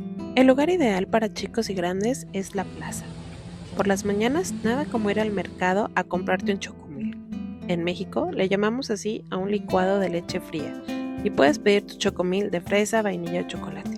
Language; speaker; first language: Spanish; native; Spanish